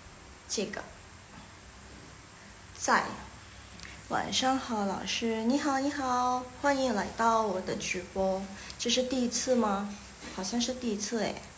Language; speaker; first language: Chinese; non-native, fluent; Indonesian